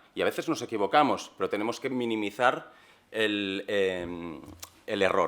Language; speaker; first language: Spanish; native; Spanish